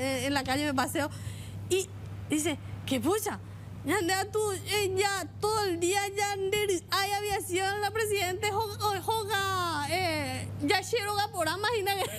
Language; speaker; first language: Spanish; native; Spanish